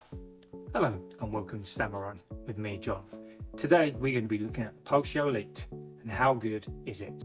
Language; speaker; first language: English; native; English